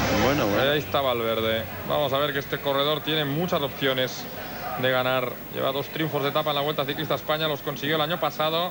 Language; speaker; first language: Spanish; native; Spanish